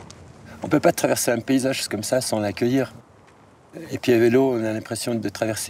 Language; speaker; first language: French; native; French